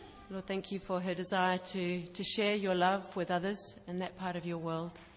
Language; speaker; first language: English; native; English